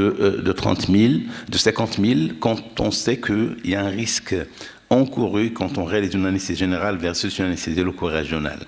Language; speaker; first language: French; non-native, local second language; Arabic